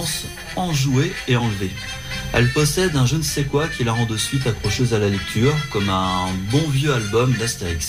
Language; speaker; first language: French; native; French